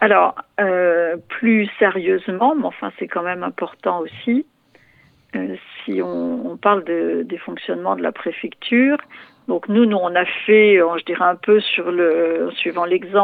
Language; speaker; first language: French; native; French